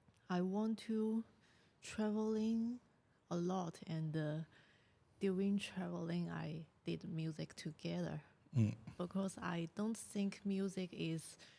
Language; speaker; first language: English; non-native, learner; Chinese